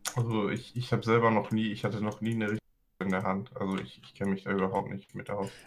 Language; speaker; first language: German; non-native, fluent; English